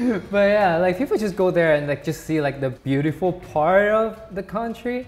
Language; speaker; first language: English; non-native, fluent; Indonesian